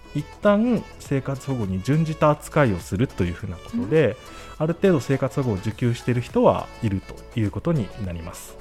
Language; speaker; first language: Japanese; native; Japanese